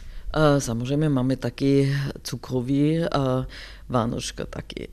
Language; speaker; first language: Czech; non-native, fluent; German